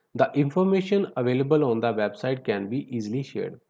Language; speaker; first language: English; non-native, local second language; Punjabi